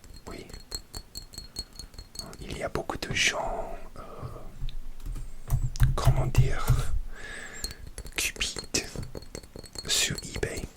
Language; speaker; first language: French; non-native, learner; English